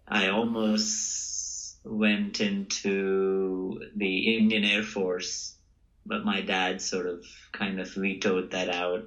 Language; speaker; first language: English; non-native, local second language; Hindi